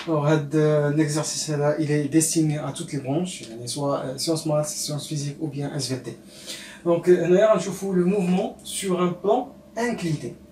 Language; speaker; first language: French; non-native, local second language; Arabic